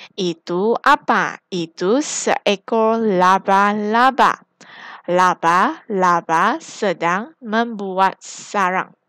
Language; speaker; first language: Malay; non-native, local second language; Chinese